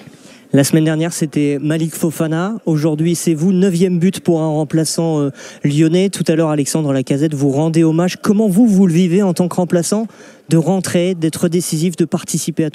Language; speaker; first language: French; native; French